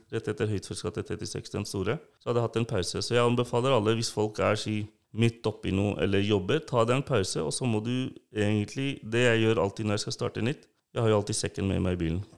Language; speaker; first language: Norwegian; non-native, local second language; Urdu